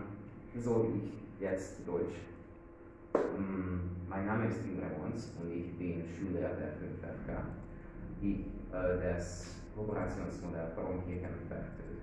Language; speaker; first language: German; non-native, learner; Hungarian